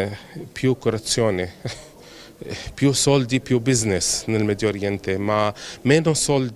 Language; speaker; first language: Italian; non-native, fluent; Arabic